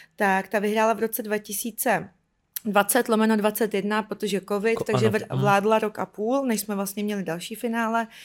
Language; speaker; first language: Czech; non-native, fluent; Ukrainian